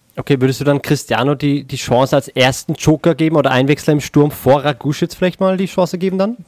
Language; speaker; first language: German; native; German